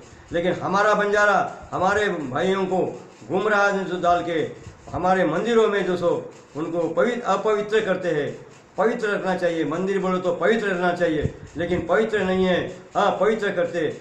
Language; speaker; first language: Hindi; non-native, local second language; Lambadi